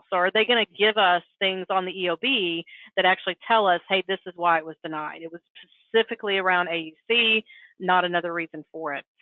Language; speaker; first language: English; native; English